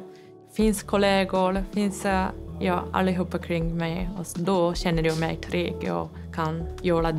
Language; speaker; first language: Swedish; non-native, fluent; Japanese